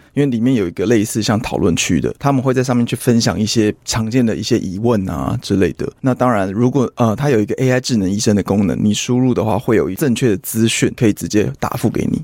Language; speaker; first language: Chinese; native; Chinese